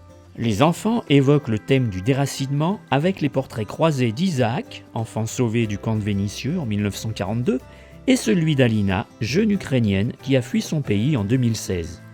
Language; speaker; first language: French; native; French